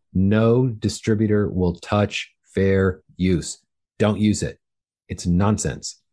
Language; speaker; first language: English; native; English